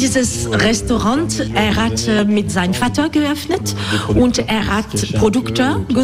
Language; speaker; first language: German; non-native, learner; French